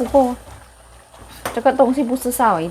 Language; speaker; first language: Chinese; non-native, learner; Javanese